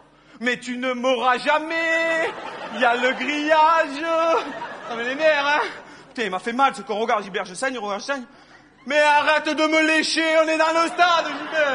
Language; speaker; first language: French; native; French